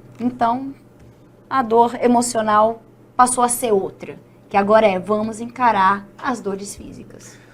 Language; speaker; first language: Portuguese; native; Portuguese